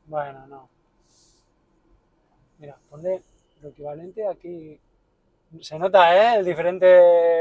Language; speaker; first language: Spanish; native; Spanish